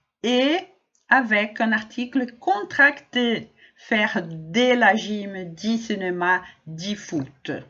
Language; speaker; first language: French; non-native, fluent; Portuguese